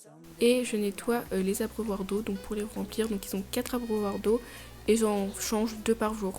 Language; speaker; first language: French; native; French